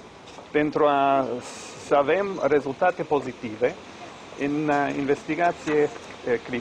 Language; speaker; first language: Romanian; non-native, learner; English